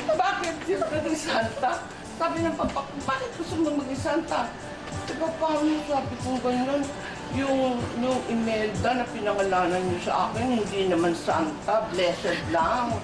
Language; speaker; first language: Filipino; non-native, local second language; Waray